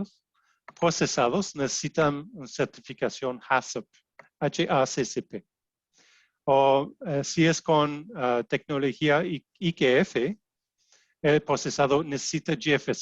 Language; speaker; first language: Spanish; non-native, fluent; French